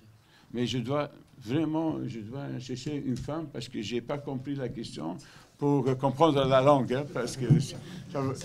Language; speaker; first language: French; non-native, learner; Dutch